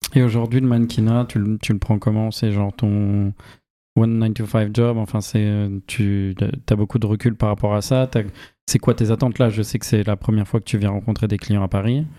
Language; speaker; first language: French; native; French